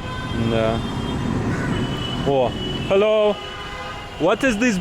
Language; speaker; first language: English; non-native, learner; Russian